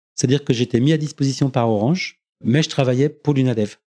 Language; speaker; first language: French; native; French